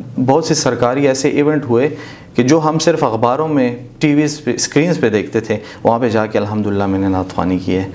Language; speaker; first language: Urdu; native; Urdu